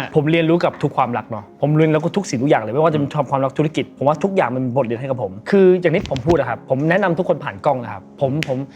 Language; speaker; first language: Thai; non-native, fluent; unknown